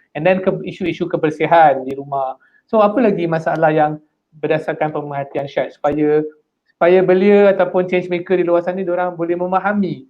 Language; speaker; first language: Malay; native; Malay